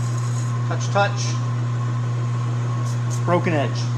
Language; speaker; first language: English; native; English